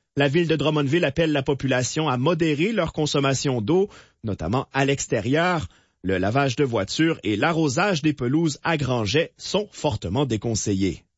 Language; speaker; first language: French; native; French